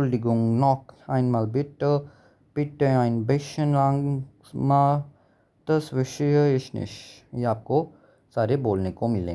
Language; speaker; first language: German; non-native, learner; Hindi